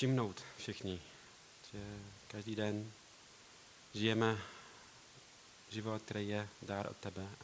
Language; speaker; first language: Czech; non-native, learner; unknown